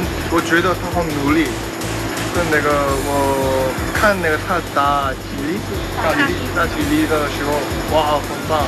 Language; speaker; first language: Chinese; non-native, learner; Korean